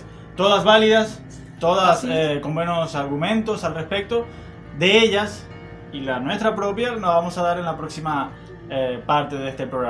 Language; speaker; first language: Spanish; native; Spanish